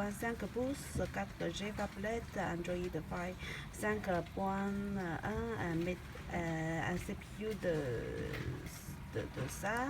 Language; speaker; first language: French; non-native, learner; Chinese